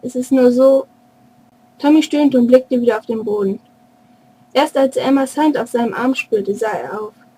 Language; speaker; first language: German; native; German